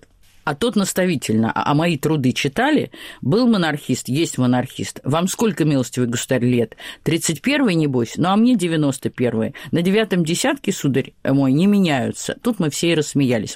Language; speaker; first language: Russian; native; Russian